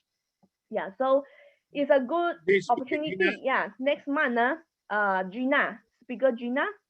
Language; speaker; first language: English; non-native, learner; Chinese